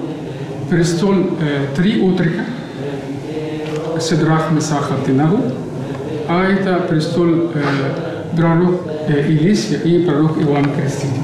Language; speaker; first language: Russian; non-native, learner; Arabic